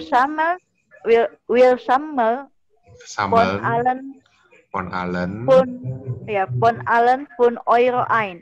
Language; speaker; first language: German; non-native, learner; Indonesian